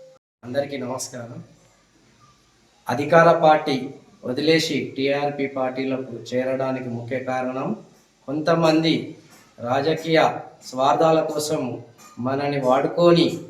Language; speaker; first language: Telugu; native; Telugu